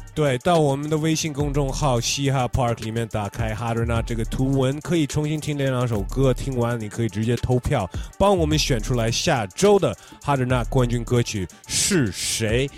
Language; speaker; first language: Chinese; early bilingual, heritage; Chinese